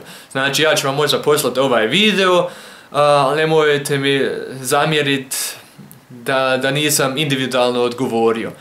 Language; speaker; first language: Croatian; early bilingual, heritage; Croatian